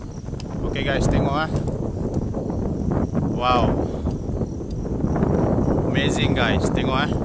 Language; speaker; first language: Malay; native; Malay